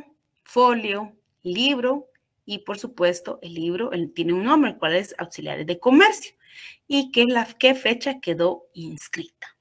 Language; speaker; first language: Spanish; native; Spanish